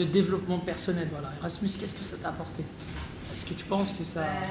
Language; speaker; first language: French; native; French